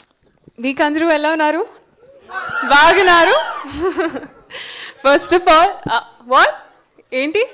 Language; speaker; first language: Telugu; non-native, learner; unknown